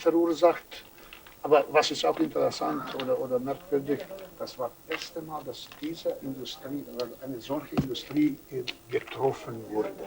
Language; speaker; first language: German; non-native, fluent; Serbian